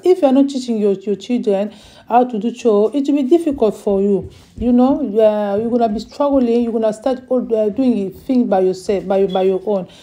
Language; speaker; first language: English; non-native, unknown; Lingala